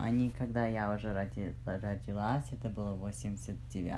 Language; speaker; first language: Russian; early bilingual, heritage; Russian